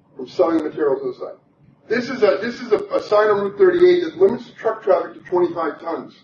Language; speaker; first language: English; native; English